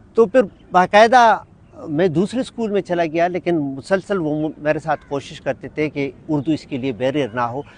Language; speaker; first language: Urdu; non-native, local second language; Pashto